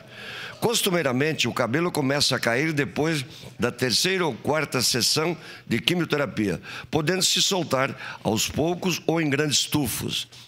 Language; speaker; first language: Portuguese; native; Portuguese